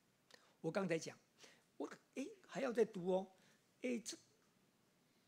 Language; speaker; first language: Chinese; native; Chinese